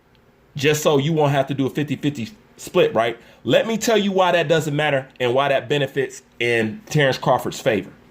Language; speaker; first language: English; native; English